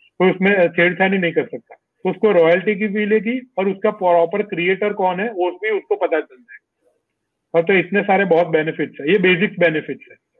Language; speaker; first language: Hindi; non-native, local second language; Gujarati